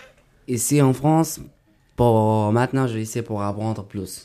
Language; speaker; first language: French; non-native, learner; Arabic